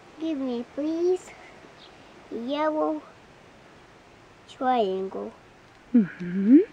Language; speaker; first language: English; non-native, learner; Russian